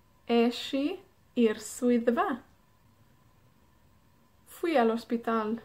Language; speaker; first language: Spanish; non-native, fluent; Welsh